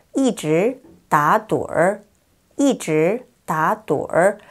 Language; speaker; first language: Chinese; non-native, fluent; Korean